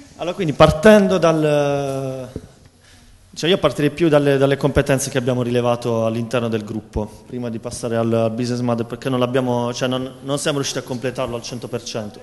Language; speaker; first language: Italian; native; Italian